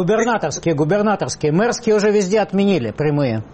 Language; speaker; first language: Russian; native; Russian